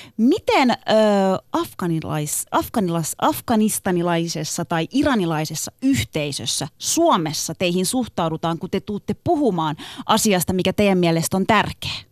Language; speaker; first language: Finnish; early bilingual, other home language; Turkish